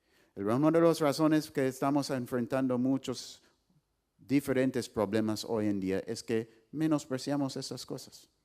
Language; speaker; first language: Spanish; non-native, fluent; English